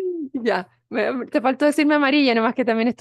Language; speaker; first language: Spanish; native; Spanish